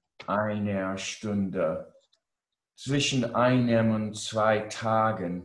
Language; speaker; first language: German; non-native, learner; English